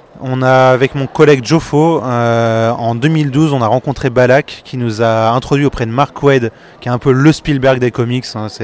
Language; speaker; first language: French; native; French